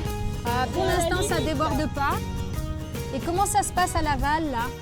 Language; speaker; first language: French; native; French